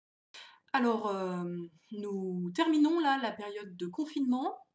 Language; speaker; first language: French; native; French